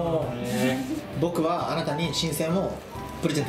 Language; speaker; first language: Japanese; native; Japanese